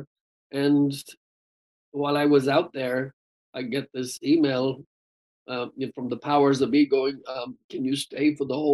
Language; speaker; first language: English; native; English